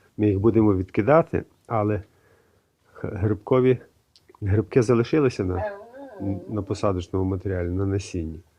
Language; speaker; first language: Ukrainian; native; Ukrainian